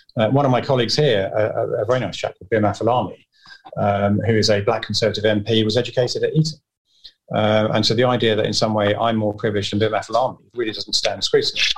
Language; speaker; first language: English; native; English